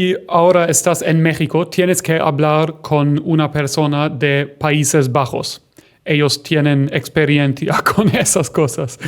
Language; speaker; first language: Spanish; non-native, fluent; German